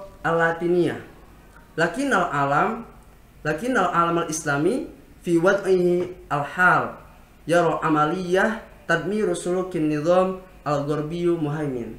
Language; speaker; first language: Arabic; non-native, learner; Indonesian